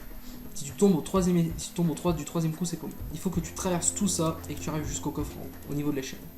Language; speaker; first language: French; native; French